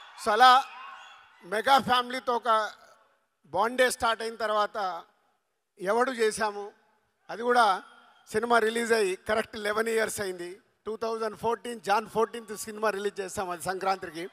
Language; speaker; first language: Telugu; native; Telugu